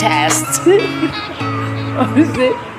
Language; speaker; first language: English; non-native, local second language; Cebuano